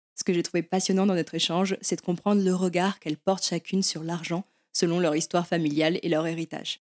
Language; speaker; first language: French; early bilingual, other home language; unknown